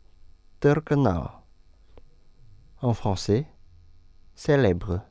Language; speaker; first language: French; non-native, fluent; Indonesian